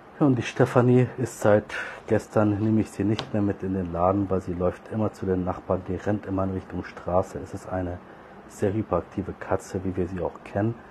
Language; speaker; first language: German; early bilingual, other home language; Turkish